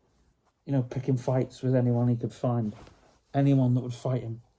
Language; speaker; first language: English; native; English